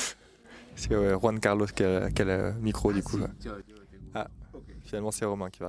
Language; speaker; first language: French; native; French